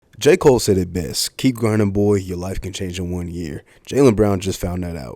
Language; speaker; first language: English; native; English